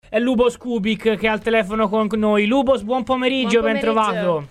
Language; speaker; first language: Italian; native; Italian